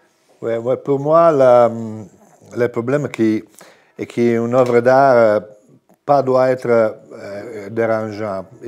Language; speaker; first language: French; non-native, fluent; Italian